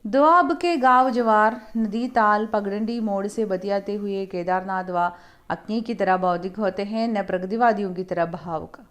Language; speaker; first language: Hindi; non-native, local second language; Malayalam